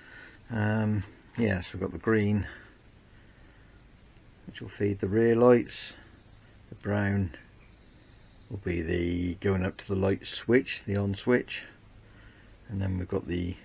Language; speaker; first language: English; native; English